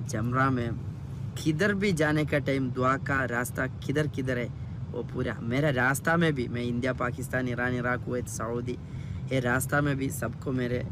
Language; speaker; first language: Hindi; non-native, local second language; Malayalam